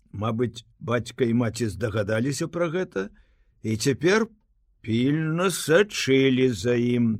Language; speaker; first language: Belarusian; native; Belarusian